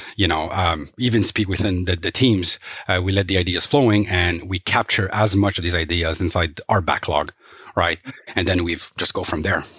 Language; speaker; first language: English; non-native, fluent; French